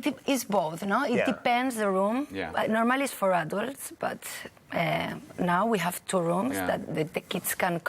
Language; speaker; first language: English; non-native, learner; Catalan